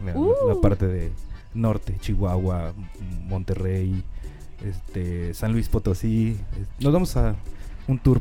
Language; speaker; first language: Spanish; native; Spanish